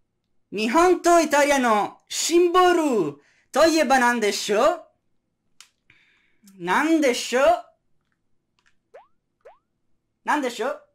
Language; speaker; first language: Japanese; non-native, learner; Italian